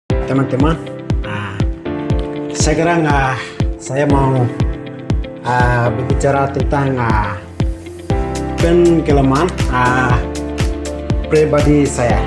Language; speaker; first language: Indonesian; non-native, learner; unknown